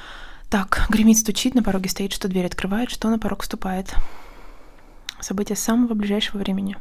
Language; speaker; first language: Russian; native; Russian